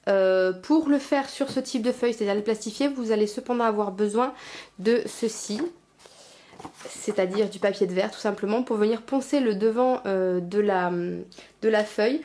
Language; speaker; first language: French; native; French